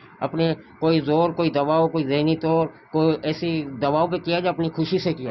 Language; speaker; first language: Urdu; non-native, local second language; Sindhi